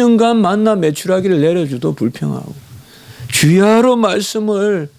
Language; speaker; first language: Korean; native; Korean